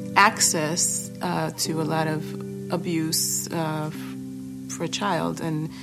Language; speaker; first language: English; native; English